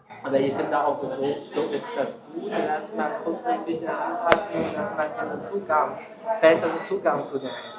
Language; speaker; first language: German; non-native, learner; Chinese